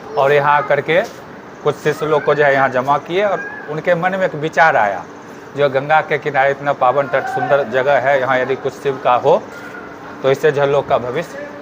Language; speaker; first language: Hindi; native; Hindi